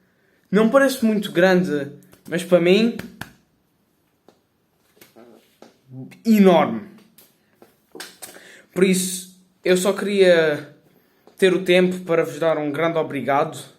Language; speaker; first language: Portuguese; early bilingual, heritage; Portuguese